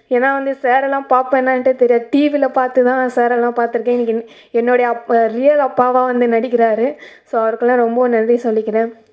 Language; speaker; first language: Tamil; native; Tamil